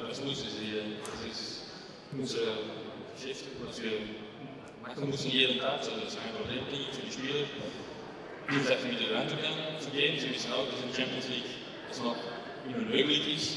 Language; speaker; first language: German; non-native, learner; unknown